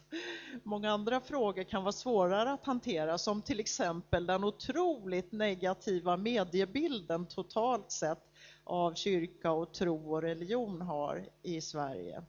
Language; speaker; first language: Swedish; native; Swedish